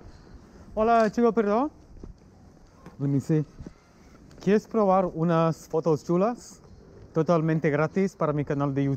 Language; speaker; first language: Spanish; non-native, local second language; English